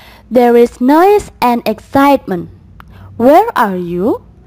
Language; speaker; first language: English; non-native, fluent; Indonesian